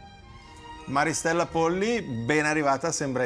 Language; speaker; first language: Italian; native; Italian